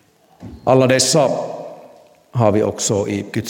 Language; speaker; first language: Swedish; non-native, local second language; Finnish